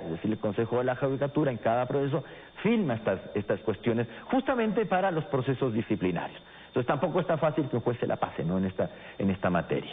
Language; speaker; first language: Spanish; native; Spanish